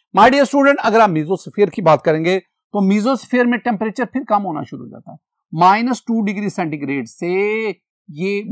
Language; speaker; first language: Urdu; non-native, local second language; Punjabi